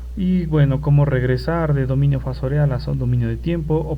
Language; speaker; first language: Spanish; native; Spanish